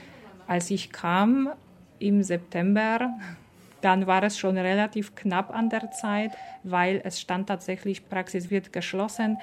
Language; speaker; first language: German; non-native, fluent; Polish